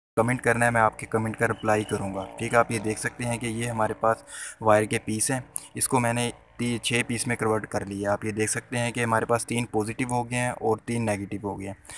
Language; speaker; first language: Urdu; non-native, local second language; Punjabi